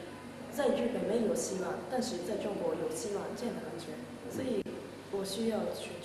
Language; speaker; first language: Chinese; non-native, learner; Japanese